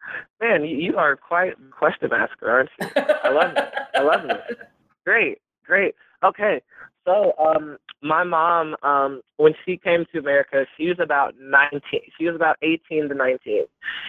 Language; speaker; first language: English; native; English